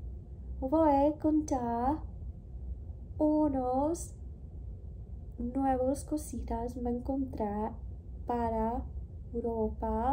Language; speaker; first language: Spanish; non-native, learner; English